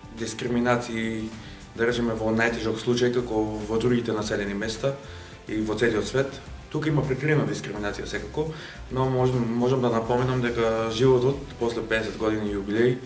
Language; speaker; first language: Macedonian; non-native, local second language; Romany